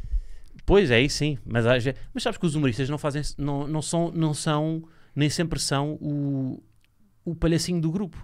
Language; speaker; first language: Portuguese; native; Portuguese